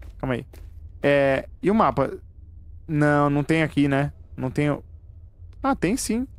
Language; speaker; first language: Portuguese; native; Portuguese